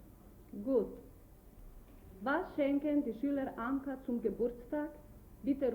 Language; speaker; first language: German; non-native, fluent; Macedonian